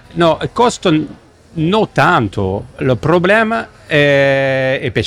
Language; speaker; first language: Italian; non-native, learner; English